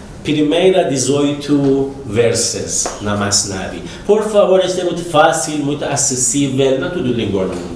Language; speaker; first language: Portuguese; non-native, learner; Persian